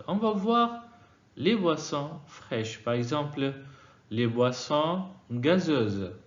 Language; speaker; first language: French; non-native, fluent; Arabic